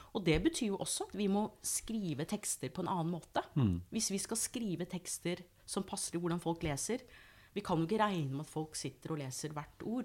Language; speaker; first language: Norwegian; non-native, fluent; English